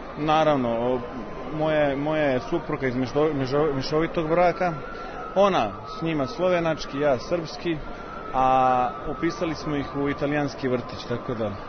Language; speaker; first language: Serbian; early bilingual, heritage; Serbian